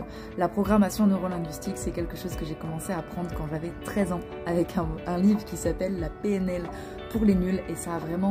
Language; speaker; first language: French; native; French